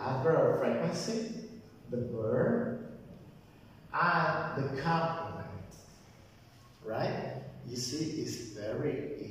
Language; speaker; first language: English; non-native, fluent; Spanish